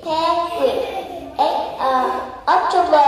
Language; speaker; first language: English; non-native, learner; Vietnamese